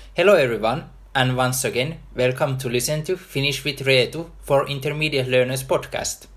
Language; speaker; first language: English; non-native, fluent; Finnish